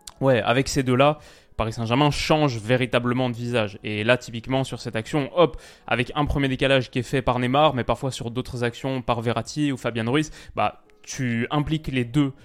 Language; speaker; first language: French; native; French